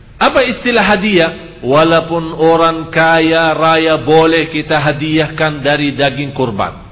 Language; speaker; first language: Indonesian; non-native, fluent; Arabic